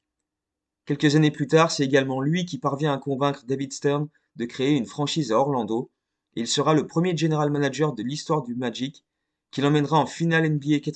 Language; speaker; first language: French; native; French